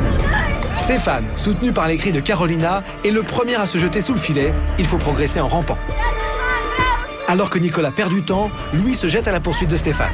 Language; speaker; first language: French; native; French